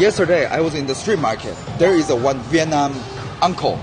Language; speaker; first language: English; non-native, learner; Korean